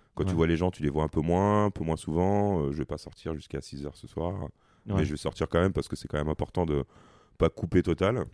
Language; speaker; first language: French; native; French